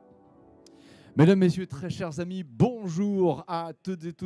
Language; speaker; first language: French; native; French